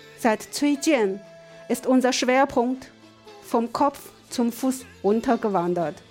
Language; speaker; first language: German; non-native, fluent; Chinese